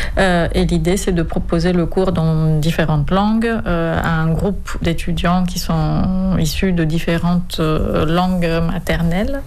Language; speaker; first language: French; non-native, fluent; Romanian